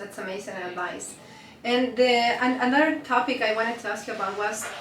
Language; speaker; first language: English; non-native, fluent; Spanish